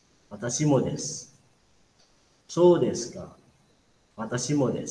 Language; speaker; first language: Japanese; non-native, fluent; Indonesian